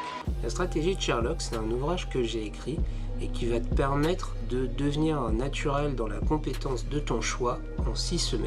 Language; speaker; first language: French; native; French